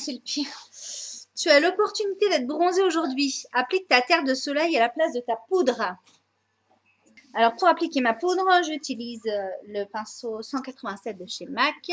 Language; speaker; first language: French; native; French